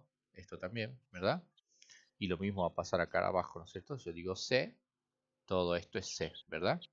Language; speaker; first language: Spanish; native; Spanish